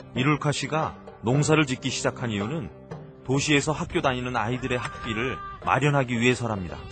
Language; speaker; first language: Korean; native; Korean